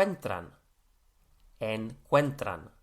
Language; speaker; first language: Spanish; non-native, fluent; English